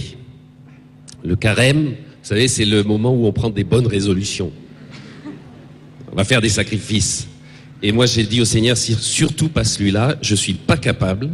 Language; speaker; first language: French; native; French